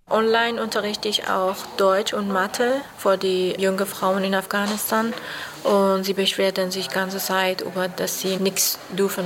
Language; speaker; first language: German; non-native, learner; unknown